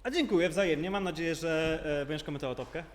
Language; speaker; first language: Polish; native; Polish